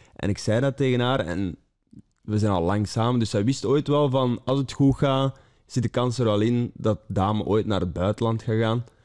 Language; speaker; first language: Dutch; native; Dutch